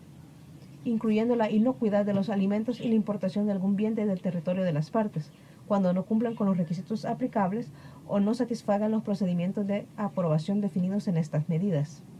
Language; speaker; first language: Spanish; native; Spanish